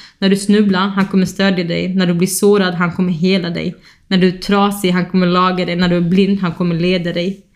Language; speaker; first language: Swedish; early bilingual, other home language; Kurdish